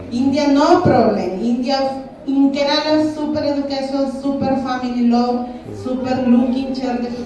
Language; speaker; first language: English; non-native, learner; Spanish